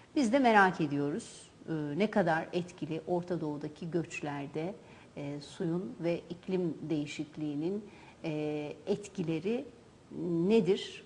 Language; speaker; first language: Turkish; native; Turkish